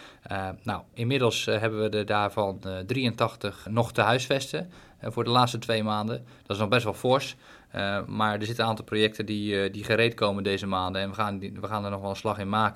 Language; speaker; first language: Dutch; native; Dutch